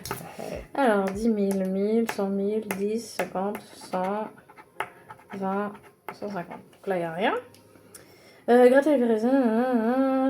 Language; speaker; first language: French; native; French